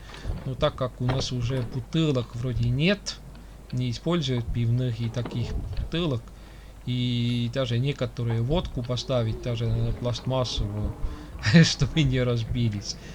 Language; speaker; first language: Russian; non-native, local second language; Estonian